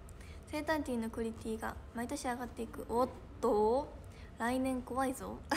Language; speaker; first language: Japanese; native; Japanese